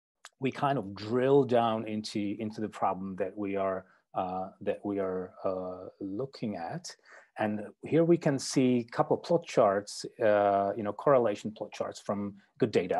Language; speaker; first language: English; non-native, fluent; Czech